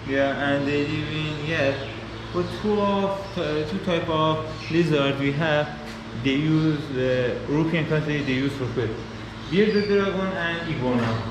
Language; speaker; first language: English; non-native, learner; Persian